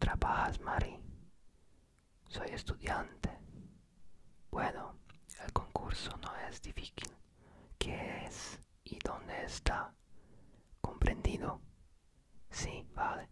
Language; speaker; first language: Spanish; non-native, learner; Polish